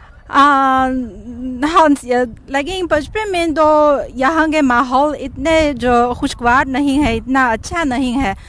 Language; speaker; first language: Hindi; non-native, fluent; Chinese